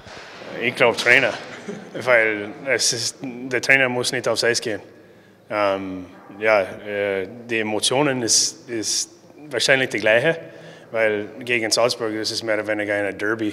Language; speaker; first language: German; non-native, learner; English